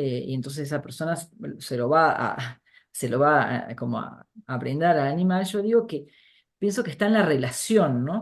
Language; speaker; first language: Spanish; native; Spanish